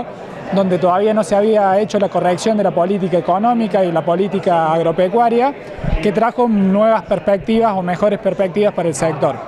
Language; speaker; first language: Spanish; native; Spanish